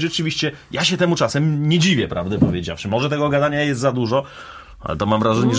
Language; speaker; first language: Polish; native; Polish